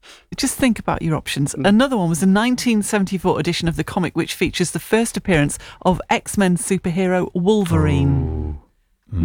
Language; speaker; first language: English; native; English